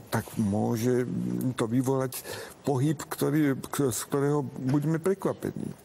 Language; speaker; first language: Slovak; non-native, local second language; Hungarian